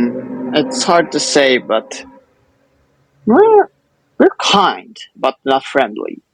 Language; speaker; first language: English; non-native, fluent; Japanese